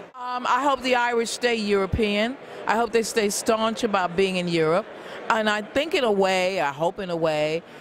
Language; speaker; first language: English; native; English